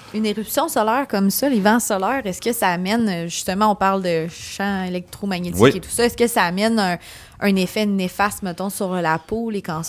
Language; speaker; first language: French; native; French